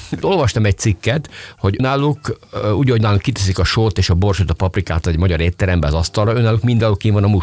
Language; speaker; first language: Hungarian; native; Hungarian